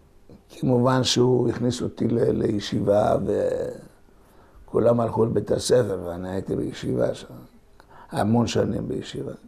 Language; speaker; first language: Hebrew; non-native, local second language; Ladino